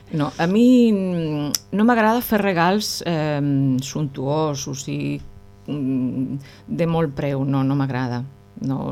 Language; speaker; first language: Catalan; non-native, local second language; Spanish